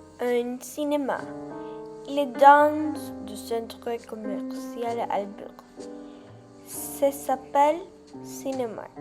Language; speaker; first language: French; non-native, learner; Spanish